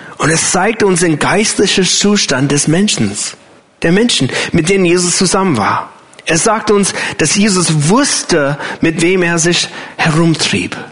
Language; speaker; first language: German; non-native, fluent; English